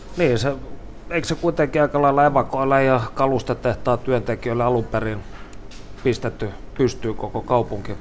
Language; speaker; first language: Finnish; native; Finnish